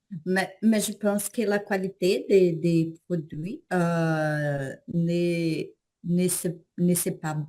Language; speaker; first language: French; non-native, learner; Portuguese